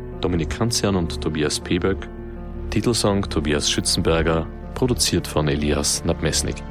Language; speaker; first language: German; native; German